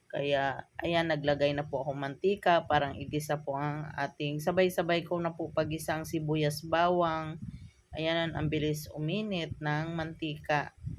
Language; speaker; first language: Filipino; native; Filipino